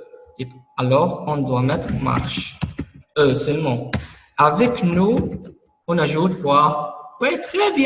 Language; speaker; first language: French; non-native, fluent; Arabic